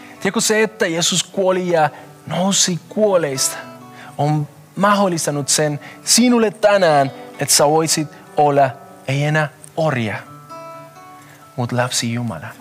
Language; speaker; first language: Finnish; non-native, fluent; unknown